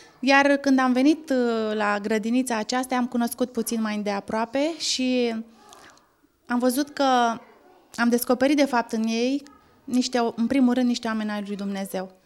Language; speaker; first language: Romanian; native; Romanian